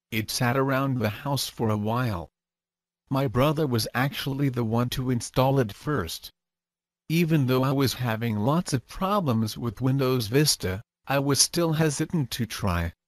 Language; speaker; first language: English; native; English